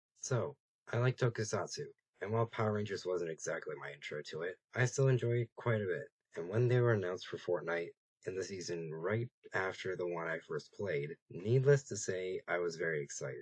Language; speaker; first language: English; native; English